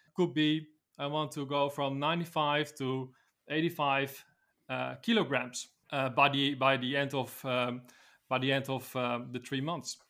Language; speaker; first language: English; non-native, fluent; Dutch